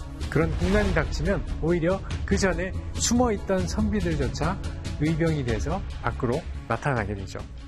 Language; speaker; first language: Korean; native; Korean